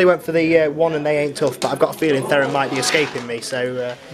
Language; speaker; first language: English; native; English